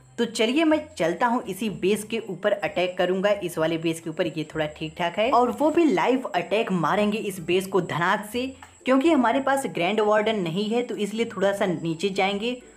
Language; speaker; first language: Hindi; native; Hindi